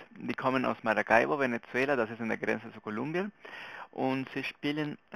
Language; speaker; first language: German; non-native, fluent; Spanish